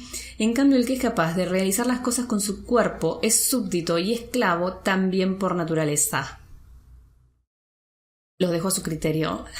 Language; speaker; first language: Spanish; native; Spanish